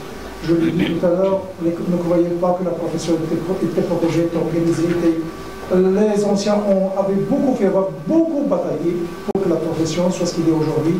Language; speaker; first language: French; non-native, local second language; Arabic